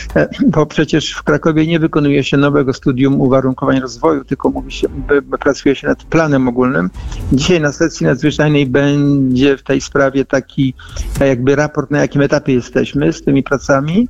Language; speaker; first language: Polish; native; Polish